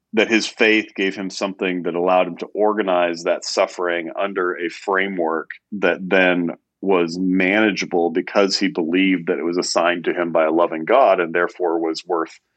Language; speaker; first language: English; native; English